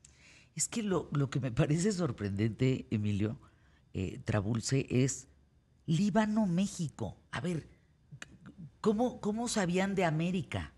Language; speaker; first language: Spanish; native; Spanish